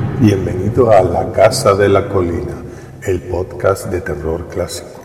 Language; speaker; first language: Spanish; native; Spanish